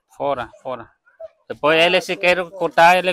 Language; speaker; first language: Portuguese; non-native, learner; Vietnamese